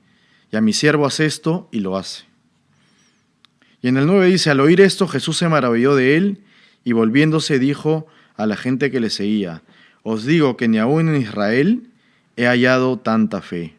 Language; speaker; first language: Spanish; native; Spanish